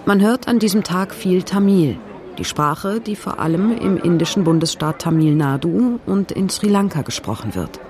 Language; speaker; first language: German; native; German